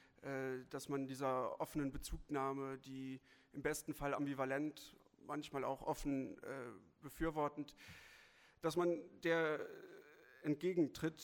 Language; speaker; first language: German; native; German